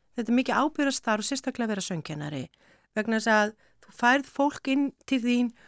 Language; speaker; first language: Icelandic; native; Icelandic